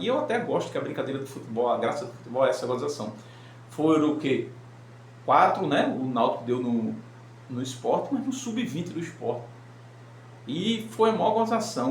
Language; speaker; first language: Portuguese; native; Portuguese